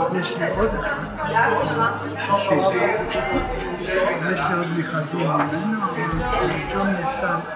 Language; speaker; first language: Hebrew; non-native, fluent; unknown